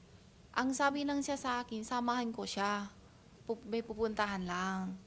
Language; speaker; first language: Filipino; non-native, learner; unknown